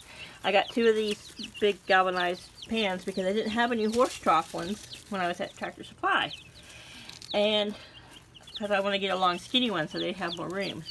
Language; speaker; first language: English; native; English